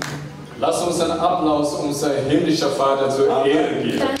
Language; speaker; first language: German; non-native, fluent; Chinese